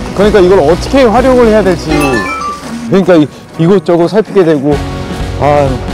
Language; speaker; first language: Korean; native; Korean